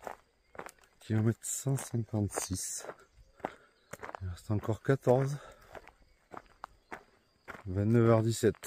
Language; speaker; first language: French; native; French